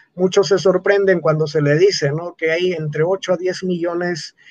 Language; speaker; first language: Spanish; non-native, local second language; Quechua